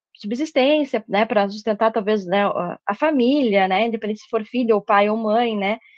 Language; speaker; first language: Portuguese; native; Portuguese